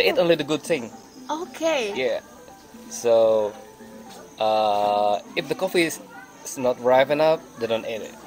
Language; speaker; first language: English; non-native, learner; Indonesian